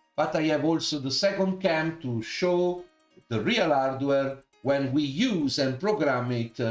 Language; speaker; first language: English; non-native, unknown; Italian